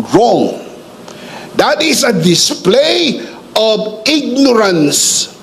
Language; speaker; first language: English; non-native, local second language; Filipino